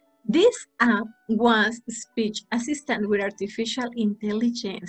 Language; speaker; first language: English; non-native, fluent; Spanish